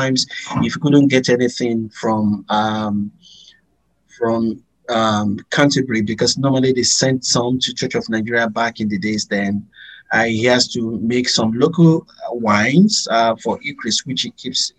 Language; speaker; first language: English; non-native, local second language; Yoruba